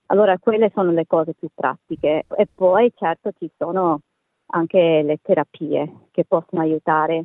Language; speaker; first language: Italian; early bilingual, heritage; Italian